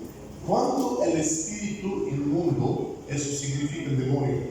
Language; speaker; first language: Spanish; non-native, fluent; Bulgarian